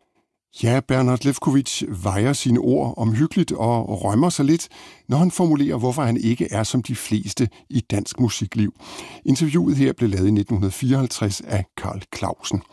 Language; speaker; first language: Danish; native; Danish